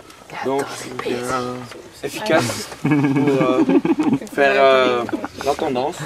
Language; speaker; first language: French; non-native, local second language; Dutch